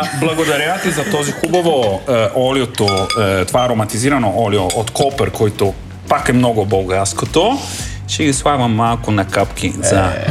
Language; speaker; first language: Bulgarian; non-native, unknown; Italian